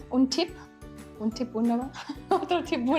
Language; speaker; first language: Spanish; non-native, fluent; German